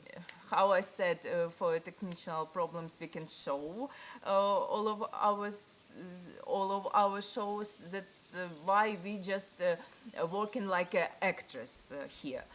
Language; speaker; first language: English; non-native, learner; Ukrainian